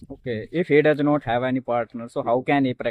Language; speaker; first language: English; non-native, learner; Hindi